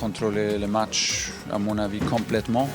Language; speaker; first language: French; non-native, fluent; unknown